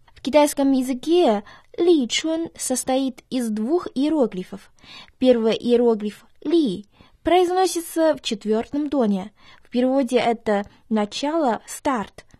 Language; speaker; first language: Russian; non-native, fluent; Chinese